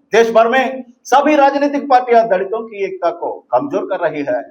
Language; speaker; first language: Hindi; non-native, local second language; Telugu